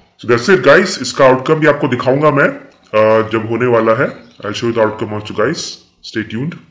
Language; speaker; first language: Hindi; native; Hindi